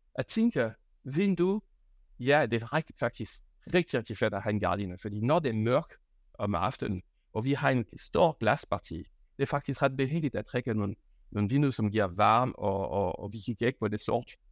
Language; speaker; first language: Danish; non-native, fluent; French